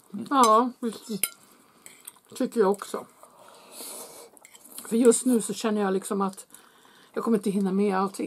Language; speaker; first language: Swedish; native; Swedish